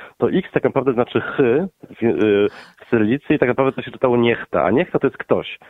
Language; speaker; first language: Polish; native; Polish